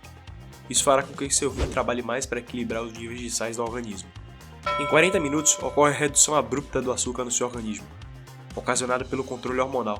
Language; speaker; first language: Portuguese; native; Portuguese